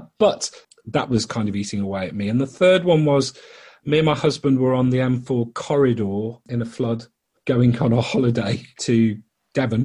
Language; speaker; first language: English; native; English